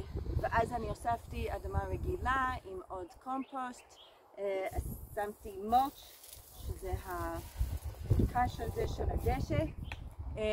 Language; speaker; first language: Hebrew; non-native, fluent; English